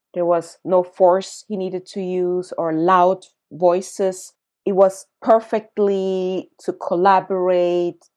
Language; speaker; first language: English; early bilingual, other home language; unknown